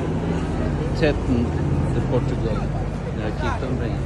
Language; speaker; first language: Portuguese; non-native, fluent; Norwegian